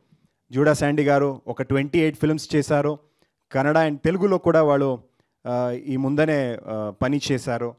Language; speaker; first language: Telugu; non-native, learner; Kannada